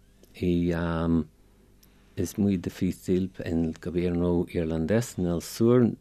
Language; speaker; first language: Spanish; non-native, fluent; English